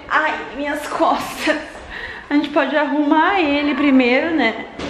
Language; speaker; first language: Portuguese; native; Portuguese